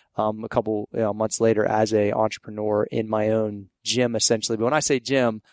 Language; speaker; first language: English; native; English